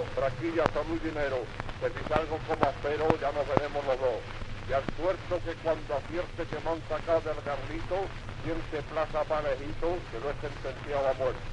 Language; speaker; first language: Spanish; native; Spanish